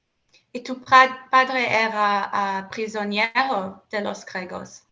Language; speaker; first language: Spanish; non-native, learner; English